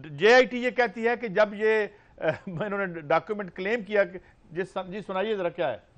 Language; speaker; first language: Urdu; non-native, local second language; Punjabi